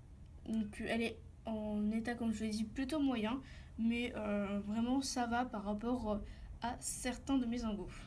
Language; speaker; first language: French; native; French